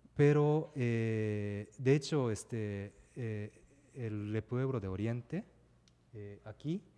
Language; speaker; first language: Spanish; non-native, fluent; Japanese